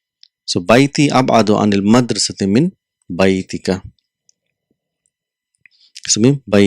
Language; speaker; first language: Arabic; non-native, fluent; Urdu